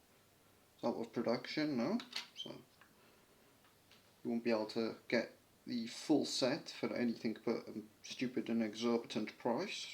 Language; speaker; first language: English; native; English